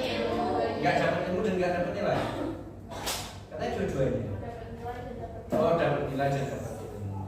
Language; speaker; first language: Indonesian; native; Indonesian